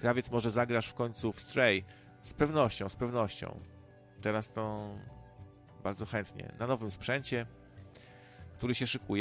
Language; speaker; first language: Polish; native; Polish